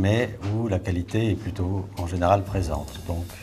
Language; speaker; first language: French; native; French